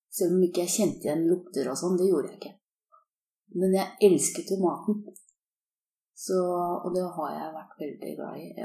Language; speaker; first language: Norwegian; early bilingual, other home language; Korean